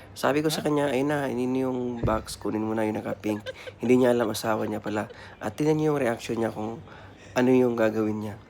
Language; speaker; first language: Filipino; non-native, local second language; Cebuano